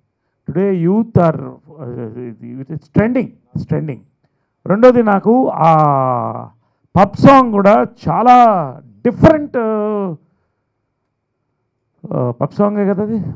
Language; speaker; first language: Telugu; native; Telugu